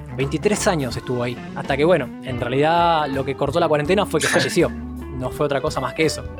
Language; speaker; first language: Spanish; native; Spanish